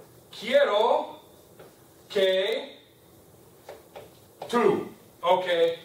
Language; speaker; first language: Spanish; non-native, fluent; English